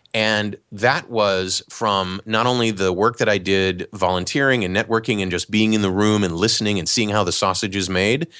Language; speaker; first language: English; native; English